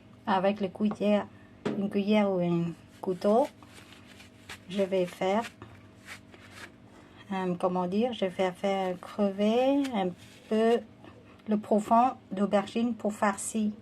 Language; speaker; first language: French; non-native, fluent; Vietnamese